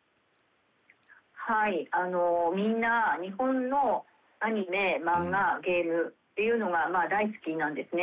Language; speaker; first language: Japanese; native; Japanese